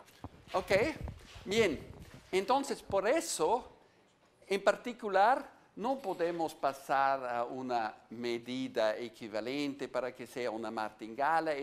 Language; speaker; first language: Spanish; non-native, fluent; German